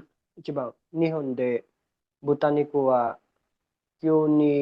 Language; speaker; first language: Japanese; non-native, learner; Filipino